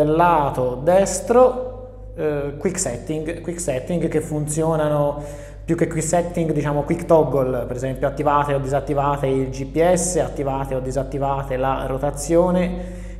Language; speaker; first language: Italian; native; Italian